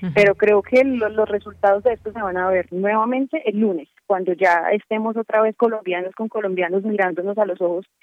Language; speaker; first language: Spanish; native; Spanish